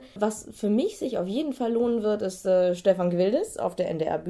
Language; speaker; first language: German; native; German